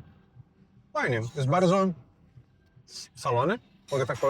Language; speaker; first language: Polish; non-native, fluent; Portuguese